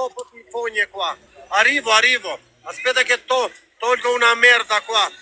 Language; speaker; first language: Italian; non-native, learner; Albanian